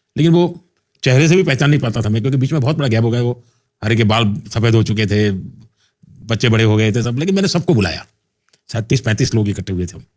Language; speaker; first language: Hindi; non-native, local second language; Gujarati